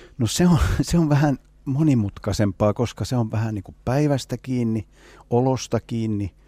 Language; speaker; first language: Finnish; non-native, local second language; Swedish